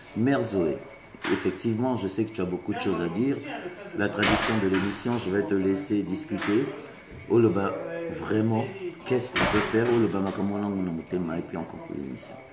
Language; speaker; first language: French; non-native, local second language; Lingala